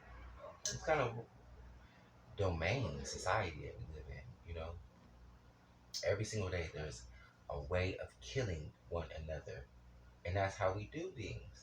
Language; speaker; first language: English; native; English